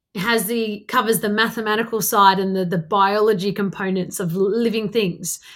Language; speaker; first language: English; native; English